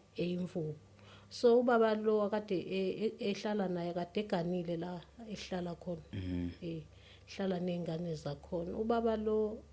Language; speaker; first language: Zulu; native; Zulu